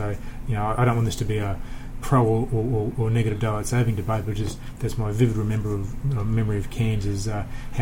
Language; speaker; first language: English; native; English